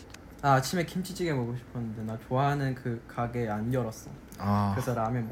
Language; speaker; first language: Korean; non-native, fluent; Chinese